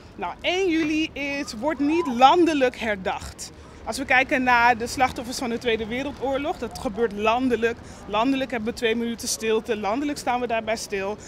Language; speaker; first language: Dutch; non-native, local second language; Papiamento